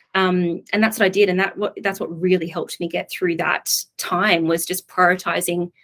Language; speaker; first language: English; native; English